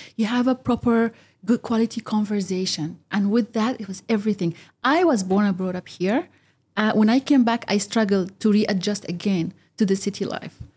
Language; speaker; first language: English; early bilingual, other home language; Arabic